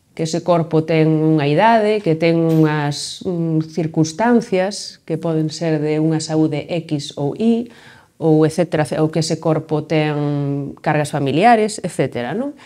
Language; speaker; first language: Galician; native; Galician